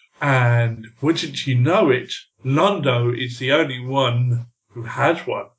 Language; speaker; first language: English; native; English